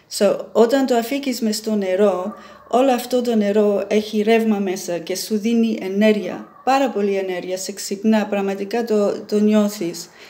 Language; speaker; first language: Greek; early bilingual, heritage; Greek